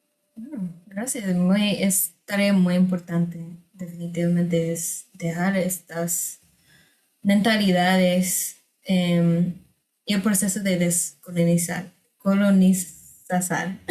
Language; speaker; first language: Spanish; non-native, fluent; English